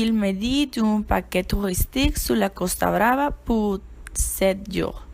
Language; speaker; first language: French; non-native, learner; Spanish